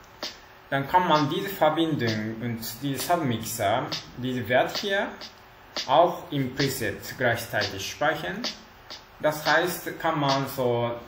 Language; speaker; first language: German; non-native, learner; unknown